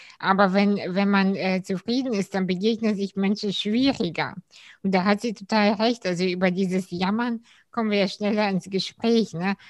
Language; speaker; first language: German; early bilingual, other home language; Russian